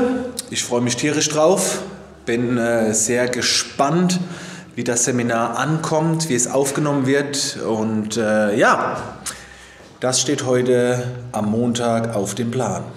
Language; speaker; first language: German; native; German